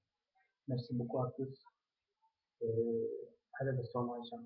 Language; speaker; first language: French; non-native, fluent; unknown